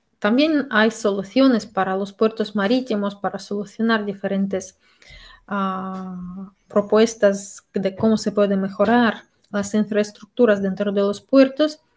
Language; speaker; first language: Spanish; non-native, fluent; Russian